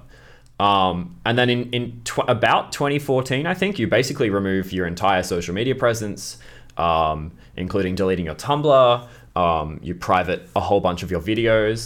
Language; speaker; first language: English; native; English